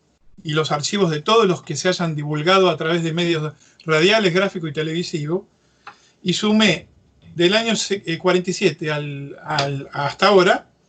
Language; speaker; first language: Spanish; native; Spanish